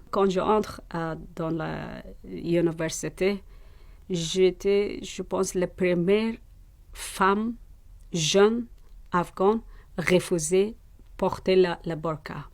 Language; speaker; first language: French; non-native, learner; Persian